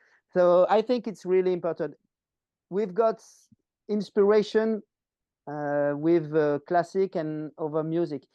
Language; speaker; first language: English; non-native, learner; French